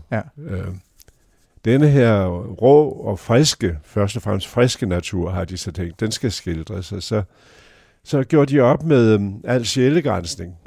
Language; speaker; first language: Danish; native; Danish